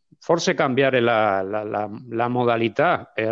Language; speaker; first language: Italian; non-native, fluent; Spanish